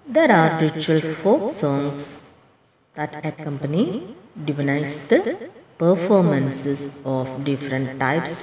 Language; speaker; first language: English; non-native, local second language; Malayalam